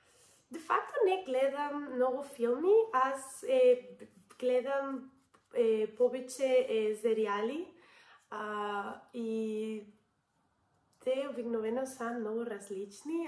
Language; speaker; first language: Bulgarian; non-native, learner; Spanish